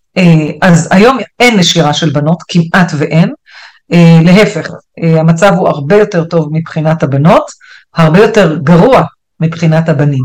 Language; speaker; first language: Hebrew; non-native, local second language; Arabic